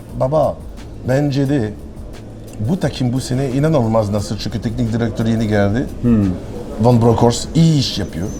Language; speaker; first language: Turkish; non-native, learner; French